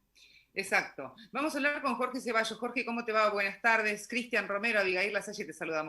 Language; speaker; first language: Spanish; native; Spanish